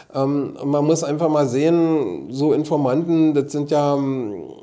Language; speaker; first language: German; native; German